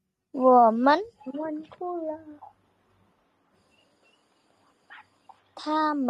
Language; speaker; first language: Chinese; non-native, learner; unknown